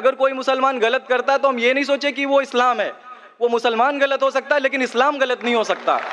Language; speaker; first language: Hindi; native; Hindi